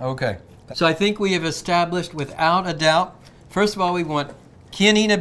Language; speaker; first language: English; native; English